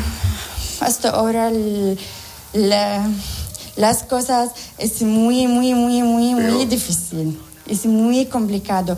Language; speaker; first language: Spanish; non-native, learner; Arabic